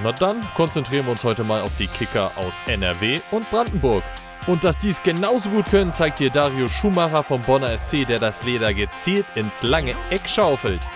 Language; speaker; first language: German; native; German